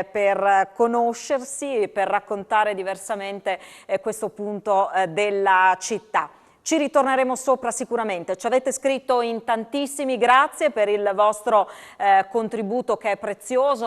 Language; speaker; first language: Italian; native; Italian